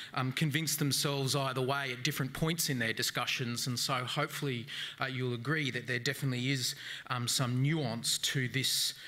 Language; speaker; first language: English; native; English